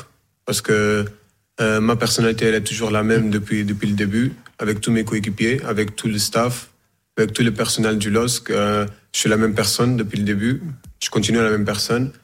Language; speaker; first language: French; non-native, fluent; Portuguese